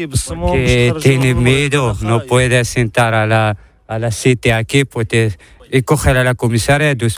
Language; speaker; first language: Spanish; non-native, learner; Arabic